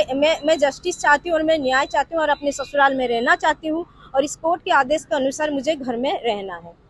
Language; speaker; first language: Hindi; non-native, local second language; Odia